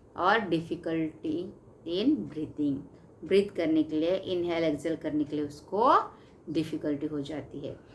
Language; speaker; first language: Hindi; non-native, local second language; Marathi